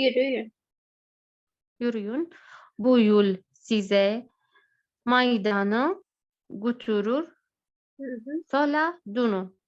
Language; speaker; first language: Turkish; non-native, learner; Arabic